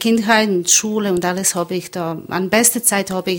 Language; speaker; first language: German; non-native, learner; Bosnian